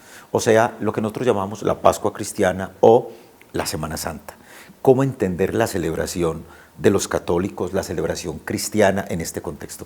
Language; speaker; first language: Spanish; native; Spanish